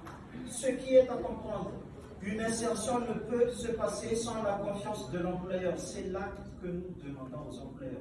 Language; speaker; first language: French; non-native, local second language; Malagasy